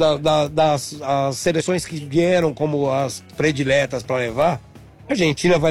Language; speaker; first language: Portuguese; native; Portuguese